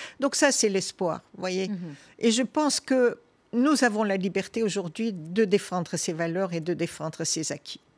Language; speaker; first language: French; non-native, local second language; Arabic